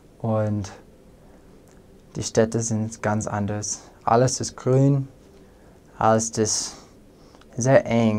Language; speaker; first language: German; non-native, fluent; English